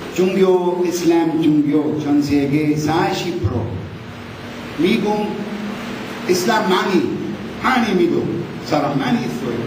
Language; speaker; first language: Korean; non-native, learner; Arabic